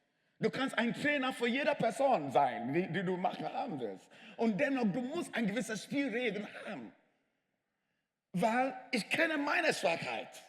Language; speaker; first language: German; non-native, fluent; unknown